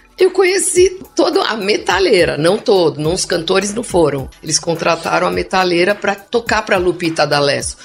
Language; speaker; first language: Portuguese; non-native, local second language; English